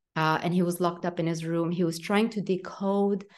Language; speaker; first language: English; non-native, fluent; Romanian